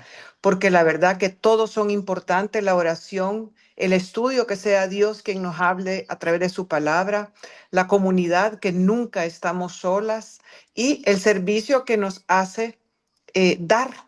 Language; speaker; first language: Spanish; native; Spanish